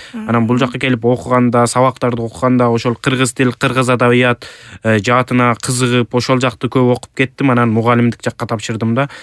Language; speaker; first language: Kyrgyz; early bilingual, heritage; Kyrgyz